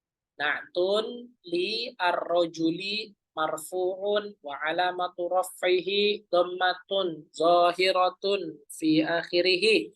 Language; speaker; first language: Arabic; non-native, fluent; Indonesian